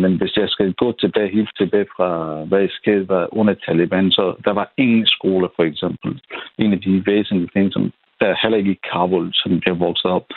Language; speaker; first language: Danish; non-native, fluent; Persian